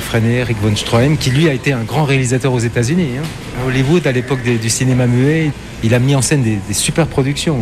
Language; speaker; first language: French; native; French